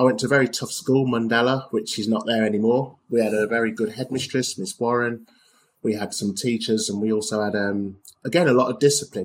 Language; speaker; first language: English; native; English